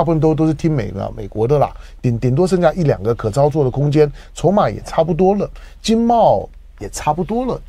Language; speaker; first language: Chinese; native; Chinese